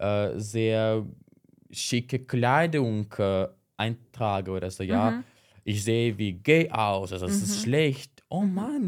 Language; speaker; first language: German; non-native, fluent; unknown